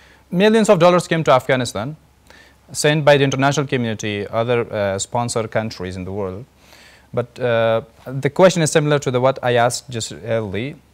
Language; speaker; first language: English; non-native, fluent; Persian